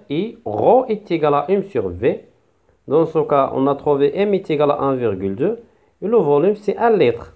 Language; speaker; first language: French; non-native, local second language; Arabic